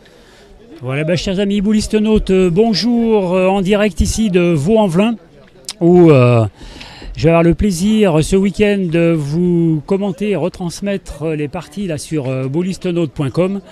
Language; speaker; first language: French; native; French